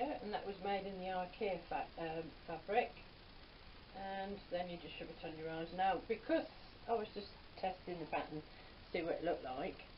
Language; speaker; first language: English; native; English